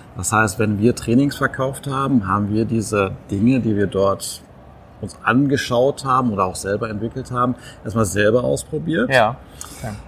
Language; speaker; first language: German; native; German